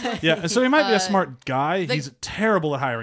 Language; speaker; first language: English; native; English